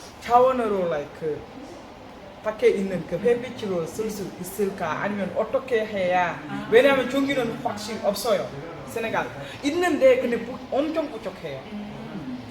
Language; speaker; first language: Korean; non-native, learner; Wolof